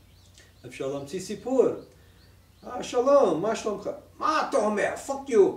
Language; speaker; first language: Hebrew; non-native, fluent; English